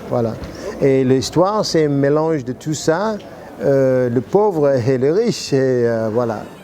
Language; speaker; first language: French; non-native, fluent; English